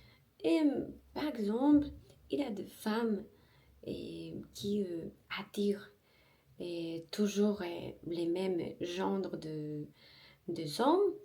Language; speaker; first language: French; non-native, learner; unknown